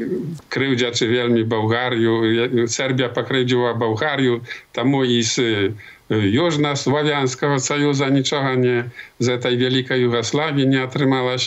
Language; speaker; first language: Polish; non-native, local second language; Belarusian